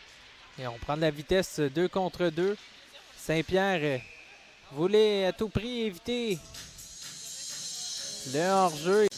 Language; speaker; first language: French; native; French